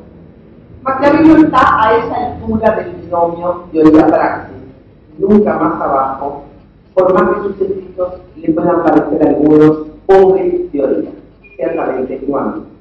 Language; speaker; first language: Spanish; native; Spanish